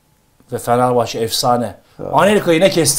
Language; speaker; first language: Turkish; native; Turkish